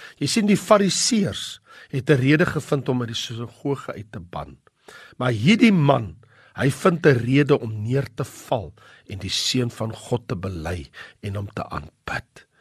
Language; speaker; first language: Afrikaans; native; Afrikaans